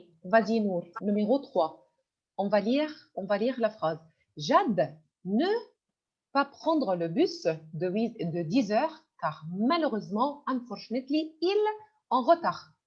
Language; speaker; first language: French; non-native, fluent; Arabic